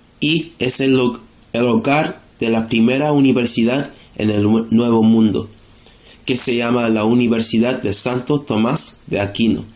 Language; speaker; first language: Spanish; non-native, fluent; English